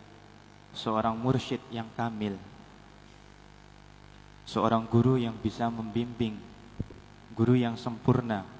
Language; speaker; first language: Indonesian; native; Indonesian